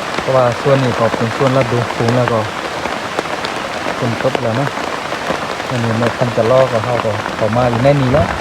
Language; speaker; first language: Thai; non-native, local second language; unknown